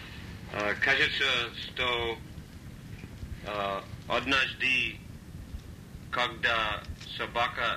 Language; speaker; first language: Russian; non-native, learner; English